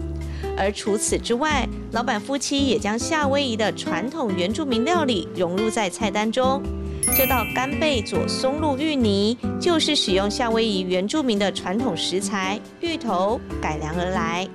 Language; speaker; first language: Chinese; native; Chinese